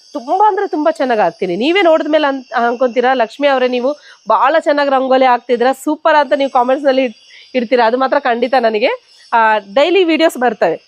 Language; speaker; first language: Kannada; native; Kannada